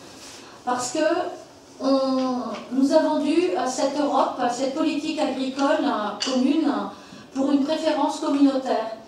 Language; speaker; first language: French; native; French